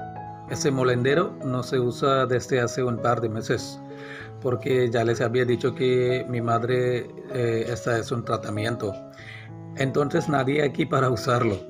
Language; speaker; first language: Spanish; non-native, learner; Malayalam